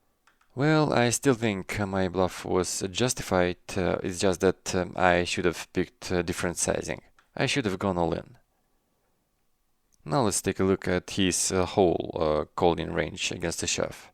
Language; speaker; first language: English; non-native, fluent; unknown